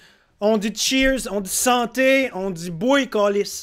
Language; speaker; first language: French; native; French